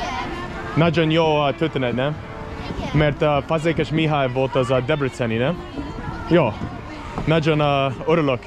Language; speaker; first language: Hungarian; non-native, learner; English